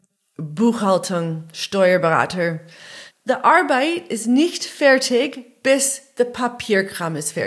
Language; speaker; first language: German; non-native, learner; English